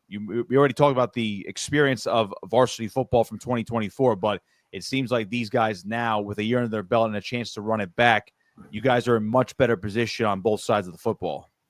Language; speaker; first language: English; native; English